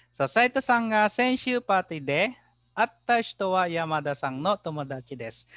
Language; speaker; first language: Japanese; non-native, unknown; Filipino